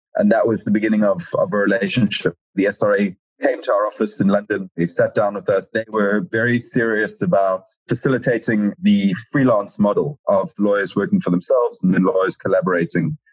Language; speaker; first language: English; native; English